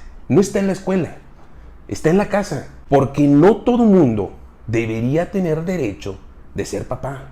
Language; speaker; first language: Spanish; native; Spanish